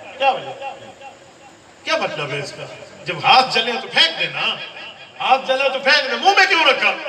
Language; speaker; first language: Urdu; non-native, local second language; Punjabi